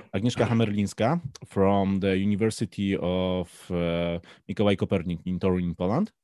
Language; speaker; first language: English; non-native, fluent; Polish